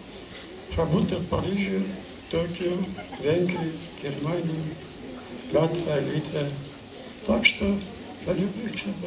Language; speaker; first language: Russian; non-native, local second language; Armenian